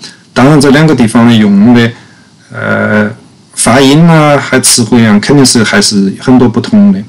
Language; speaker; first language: Chinese; native; Chinese